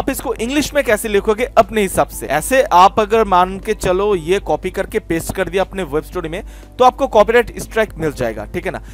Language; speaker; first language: Hindi; non-native, local second language; Bangla